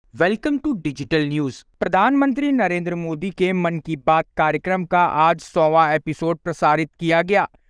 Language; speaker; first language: Hindi; native; Hindi